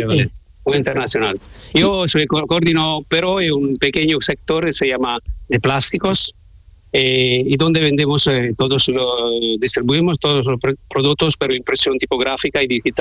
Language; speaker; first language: Spanish; non-native, learner; Italian